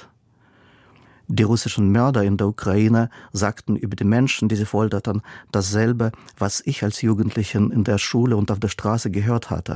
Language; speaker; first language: German; non-native, fluent; Russian